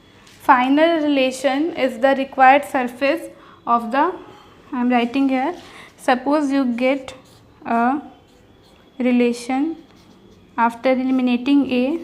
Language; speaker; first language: English; non-native, local second language; Hindi